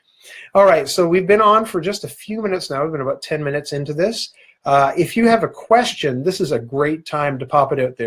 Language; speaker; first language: English; native; English